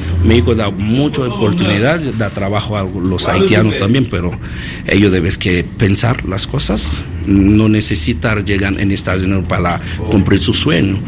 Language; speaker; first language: Spanish; non-native, learner; Haitian Creole